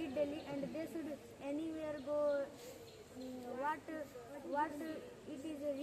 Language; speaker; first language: English; non-native, learner; Hindi